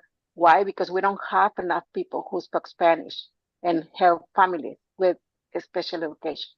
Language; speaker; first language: English; non-native, fluent; Spanish